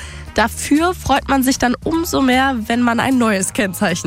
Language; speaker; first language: German; native; German